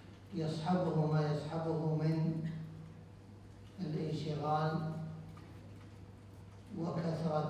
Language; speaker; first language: Arabic; native; Arabic